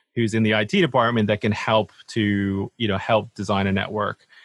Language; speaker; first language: English; native; English